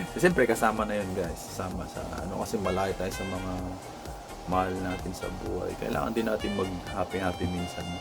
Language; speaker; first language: Filipino; non-native, local second language; Iloko